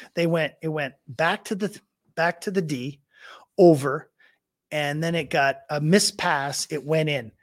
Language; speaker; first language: English; native; English